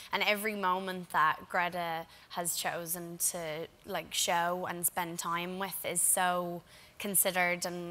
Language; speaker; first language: English; native; English